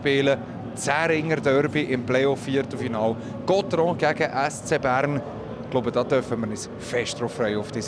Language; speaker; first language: German; native; German